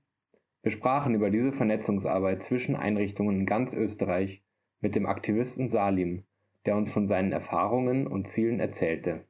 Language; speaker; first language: German; native; German